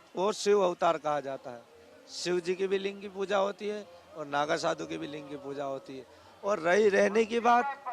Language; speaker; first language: Hindi; non-native, local second language; Gujarati